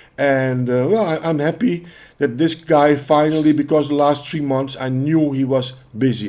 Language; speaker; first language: English; non-native, fluent; Dutch